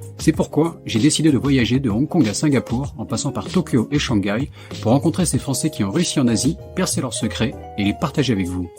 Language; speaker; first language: French; native; French